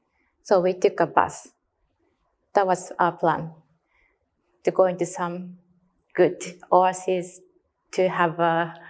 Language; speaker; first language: English; non-native, learner; Japanese